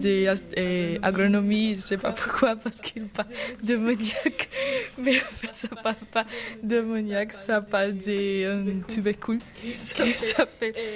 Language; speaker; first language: French; non-native, learner; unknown